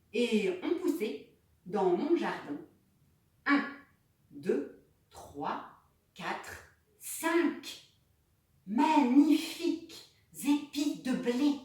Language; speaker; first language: French; native; French